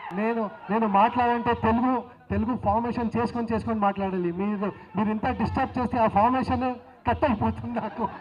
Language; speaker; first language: Telugu; non-native, learner; Kannada